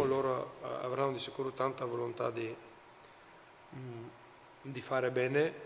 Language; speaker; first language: Italian; non-native, fluent; Bulgarian